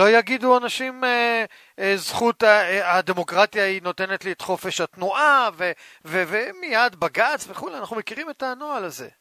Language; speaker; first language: Hebrew; native; Hebrew